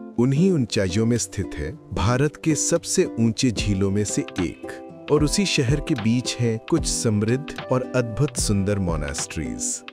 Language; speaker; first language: Hindi; non-native, fluent; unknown